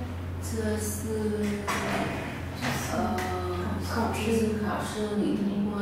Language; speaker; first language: Chinese; non-native, learner; Vietnamese